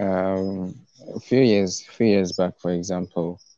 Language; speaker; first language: English; non-native, local second language; Yoruba